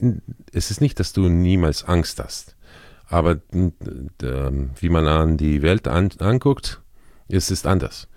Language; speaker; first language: German; non-native, fluent; Croatian